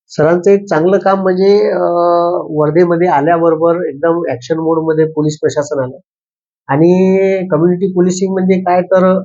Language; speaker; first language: Marathi; native; Marathi